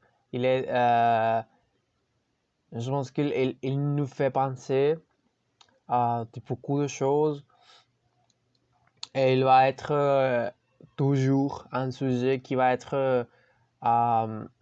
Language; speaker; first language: French; non-native, learner; Spanish